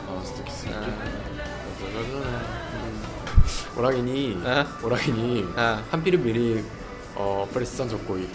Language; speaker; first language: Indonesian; non-native, learner; Korean